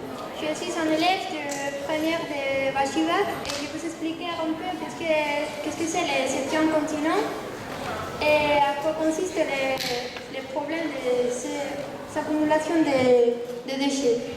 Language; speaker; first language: French; non-native, fluent; Spanish